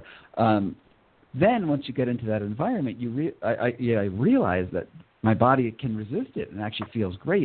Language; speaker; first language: English; native; English